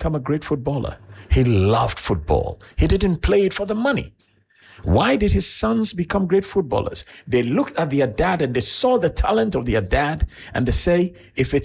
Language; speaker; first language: English; non-native, local second language; Akan